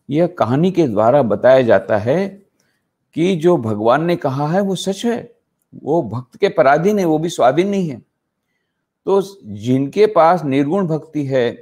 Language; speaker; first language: Hindi; non-native, local second language; Gujarati